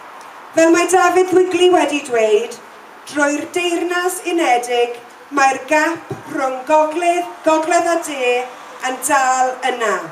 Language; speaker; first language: Welsh; non-native, local second language; English